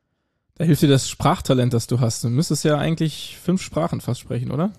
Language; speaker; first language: German; native; German